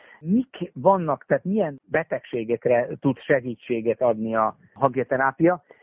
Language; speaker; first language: Hungarian; native; Hungarian